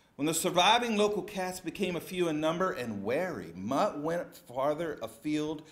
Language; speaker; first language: English; native; English